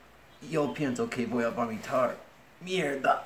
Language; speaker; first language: Spanish; non-native, learner; English